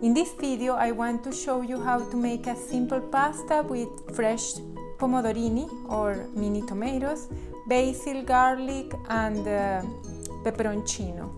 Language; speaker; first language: English; non-native, fluent; Italian